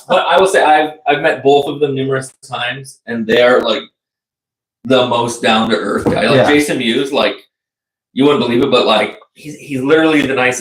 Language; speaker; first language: English; native; English